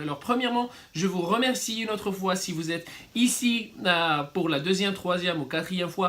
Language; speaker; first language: French; non-native, fluent; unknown